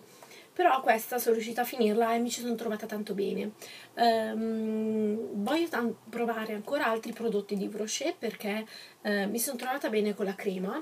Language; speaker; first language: Italian; native; Italian